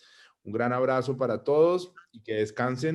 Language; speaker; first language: Spanish; native; Spanish